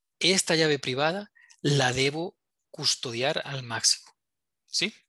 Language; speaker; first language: Spanish; native; Spanish